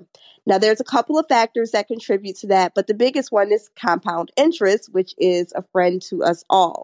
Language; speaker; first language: English; native; English